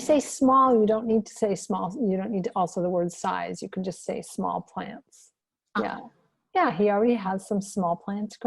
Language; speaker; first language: English; non-native, fluent; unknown